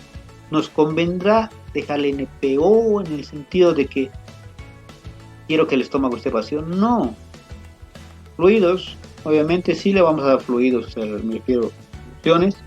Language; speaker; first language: Spanish; native; Spanish